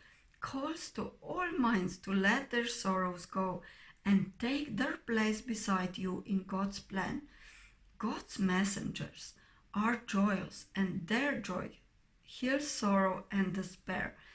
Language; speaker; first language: English; non-native, fluent; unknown